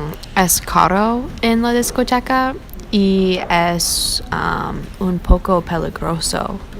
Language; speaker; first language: Spanish; non-native, learner; English